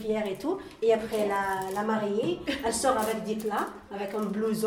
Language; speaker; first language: French; non-native, learner; Arabic